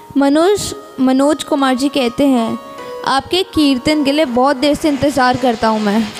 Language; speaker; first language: Hindi; native; Hindi